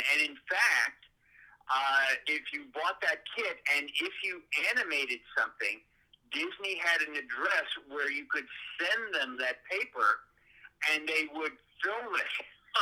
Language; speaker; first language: English; native; English